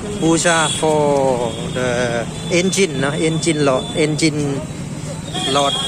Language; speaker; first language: English; non-native, learner; Thai